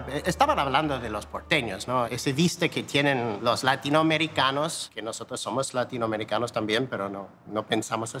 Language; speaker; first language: Spanish; non-native, fluent; English